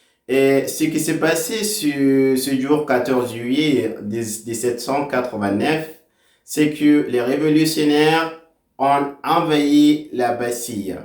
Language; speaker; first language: French; non-native, fluent; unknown